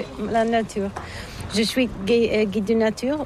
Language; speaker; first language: French; non-native, learner; Bulgarian